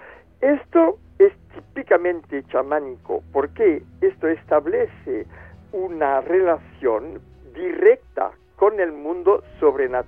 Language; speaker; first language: Spanish; non-native, fluent; French